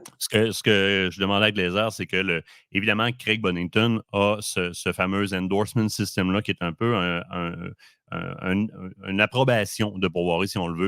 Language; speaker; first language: French; native; French